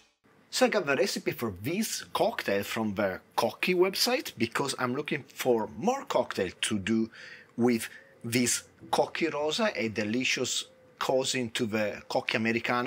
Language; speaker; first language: English; non-native, fluent; Italian